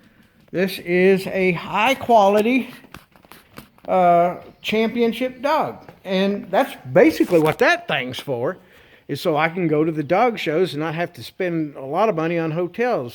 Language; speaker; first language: English; native; English